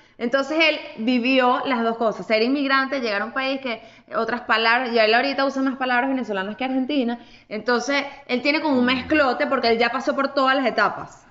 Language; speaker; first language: Spanish; native; Spanish